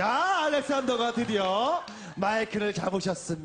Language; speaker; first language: Korean; native; Korean